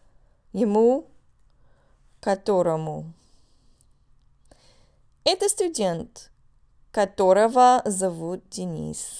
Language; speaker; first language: Russian; non-native, fluent; English